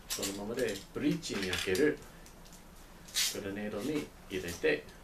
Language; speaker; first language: Japanese; non-native, learner; English